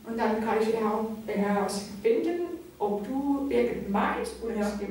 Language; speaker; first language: German; non-native, local second language; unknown